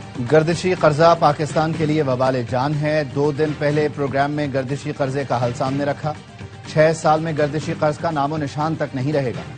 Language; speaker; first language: Urdu; native; Urdu